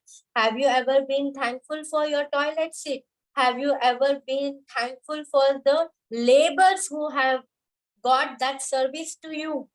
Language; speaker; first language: Hindi; native; Hindi